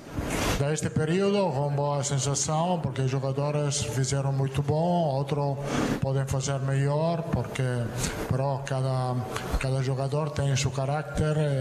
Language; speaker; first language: Portuguese; non-native, learner; Italian